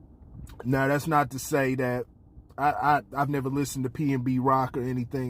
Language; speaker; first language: English; native; English